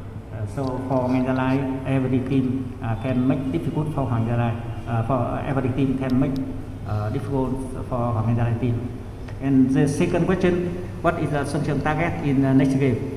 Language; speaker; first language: English; non-native, learner; Vietnamese